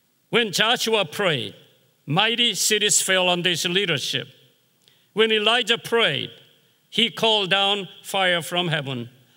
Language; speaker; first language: English; non-native, fluent; Korean